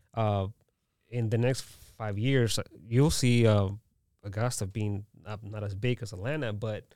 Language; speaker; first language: English; early bilingual, other home language; Spanish